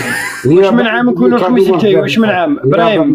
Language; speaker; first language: Arabic; native; Arabic